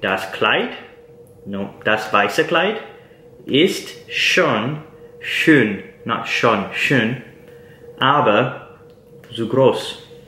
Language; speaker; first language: German; non-native, learner; English